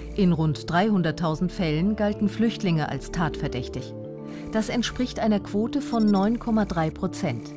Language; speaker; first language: German; native; German